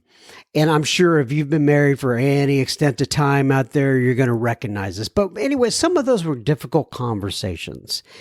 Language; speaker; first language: English; native; English